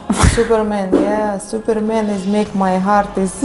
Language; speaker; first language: English; non-native, learner; Russian